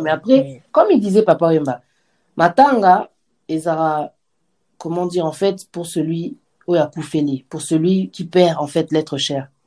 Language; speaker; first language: French; native; French